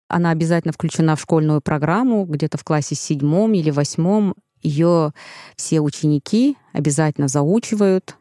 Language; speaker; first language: Russian; non-native, local second language; Kazakh